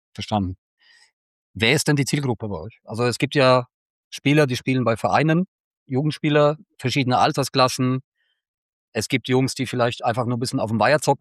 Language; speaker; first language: German; native; German